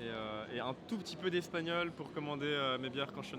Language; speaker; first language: French; native; French